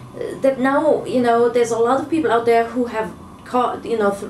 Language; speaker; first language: English; non-native, fluent; German